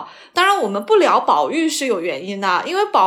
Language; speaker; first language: Chinese; native; Chinese